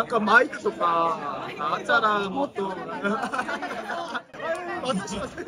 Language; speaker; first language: Japanese; non-native, learner; Korean